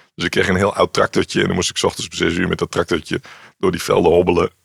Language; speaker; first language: Dutch; native; Dutch